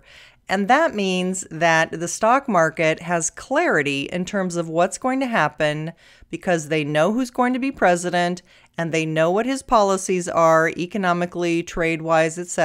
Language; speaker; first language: English; native; English